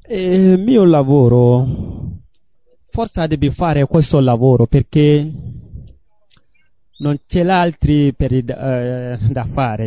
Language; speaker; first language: Italian; non-native, learner; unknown